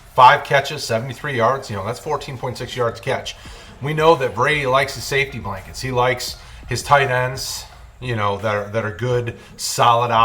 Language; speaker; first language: English; native; English